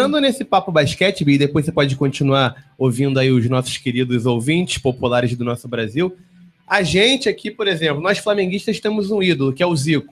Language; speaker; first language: Portuguese; native; Portuguese